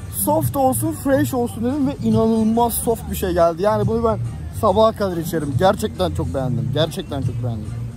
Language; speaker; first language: Turkish; native; Turkish